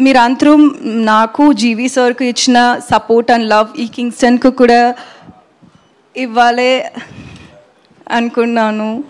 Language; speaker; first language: Telugu; non-native, learner; Tamil